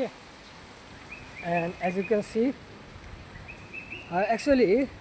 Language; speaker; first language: English; non-native, learner; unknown